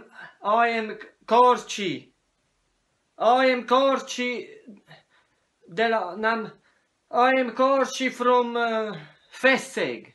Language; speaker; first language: English; non-native, learner; Hungarian